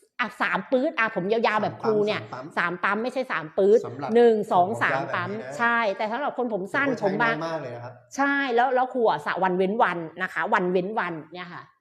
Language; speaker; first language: Thai; native; Thai